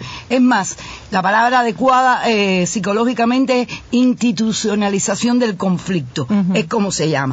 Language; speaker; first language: Spanish; native; Spanish